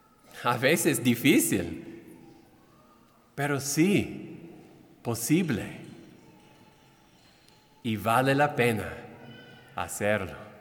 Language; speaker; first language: Spanish; non-native, fluent; English